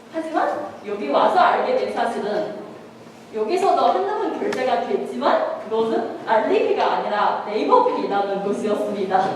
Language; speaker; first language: Korean; non-native, fluent; Chinese